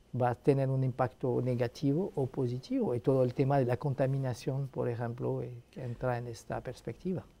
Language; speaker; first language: Spanish; non-native, fluent; Arabic